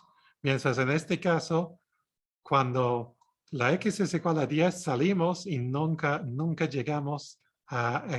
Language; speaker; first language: Spanish; non-native, fluent; English